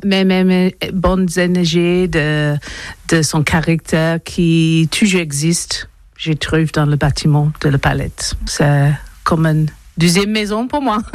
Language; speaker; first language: French; non-native, learner; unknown